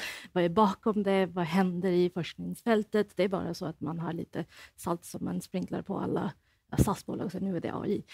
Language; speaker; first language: Swedish; non-native, fluent; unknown